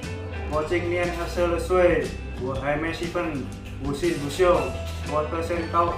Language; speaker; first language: Chinese; non-native, learner; Indonesian